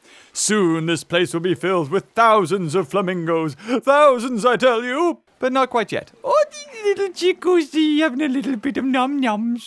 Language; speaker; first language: English; native; English